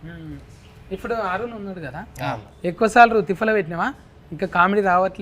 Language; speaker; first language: Telugu; native; Telugu